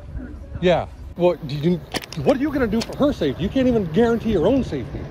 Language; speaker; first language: English; native; English